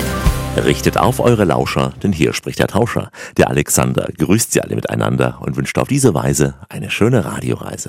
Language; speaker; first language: German; native; German